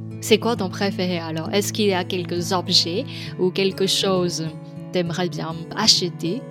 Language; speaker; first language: French; non-native, fluent; Chinese